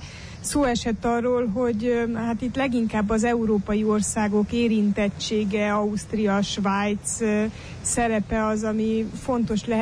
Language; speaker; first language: Hungarian; native; Hungarian